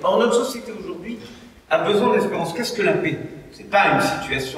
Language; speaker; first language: French; native; French